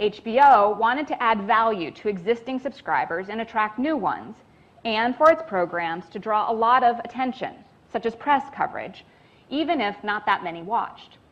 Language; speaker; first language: English; native; English